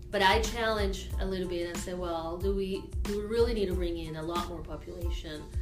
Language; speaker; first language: English; non-native, fluent; Spanish